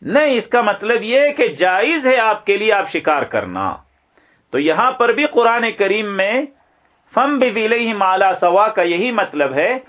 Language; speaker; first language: Urdu; non-native, local second language; Pashto